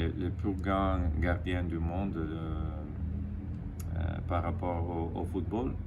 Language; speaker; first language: French; non-native, fluent; Italian